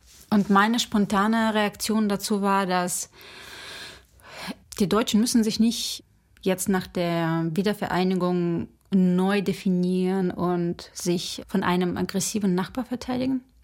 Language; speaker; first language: German; non-native, fluent; Russian